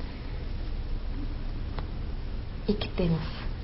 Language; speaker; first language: Japanese; non-native, fluent; Korean